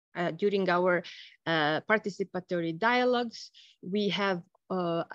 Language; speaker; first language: English; non-native, fluent; Bosnian